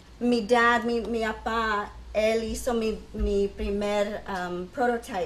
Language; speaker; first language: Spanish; early bilingual, heritage; English